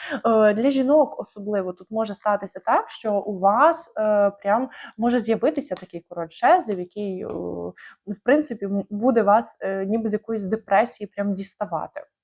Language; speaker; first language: Ukrainian; non-native, local second language; Russian